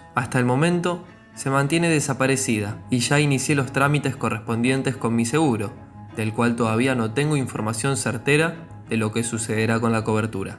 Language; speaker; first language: Spanish; native; Spanish